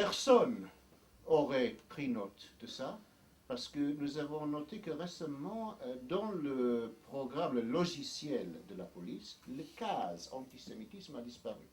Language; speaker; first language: French; non-native, fluent; English